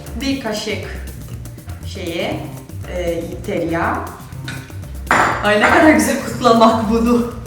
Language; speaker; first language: Turkish; non-native, fluent; Portuguese